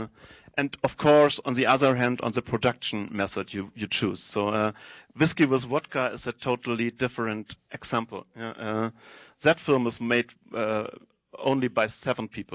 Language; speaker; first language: English; non-native, fluent; German